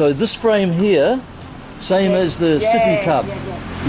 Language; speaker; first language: English; native; English